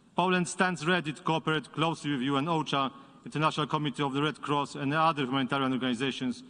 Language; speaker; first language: English; non-native, fluent; Polish